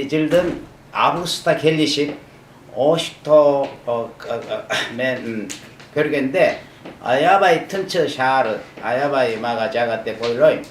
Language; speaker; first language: Kyrgyz; non-native, learner; Korean